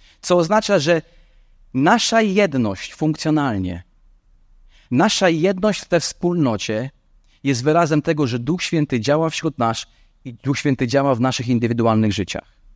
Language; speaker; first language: Polish; non-native, fluent; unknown